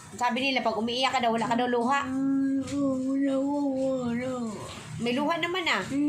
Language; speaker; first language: Filipino; native; Filipino